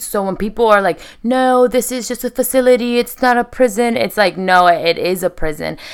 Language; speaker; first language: English; early bilingual, other home language; Spanish